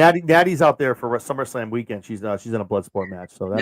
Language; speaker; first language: English; native; English